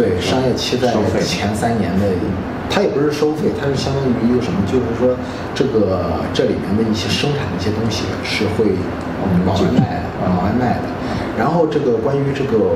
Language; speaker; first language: Chinese; native; Chinese